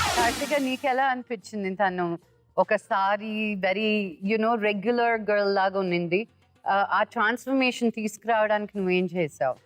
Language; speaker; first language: Telugu; native; Telugu